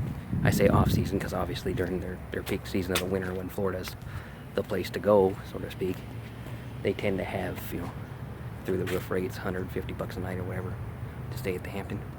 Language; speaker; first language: English; native; English